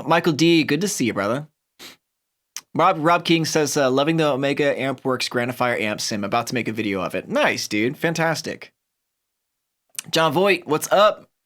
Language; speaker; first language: English; native; English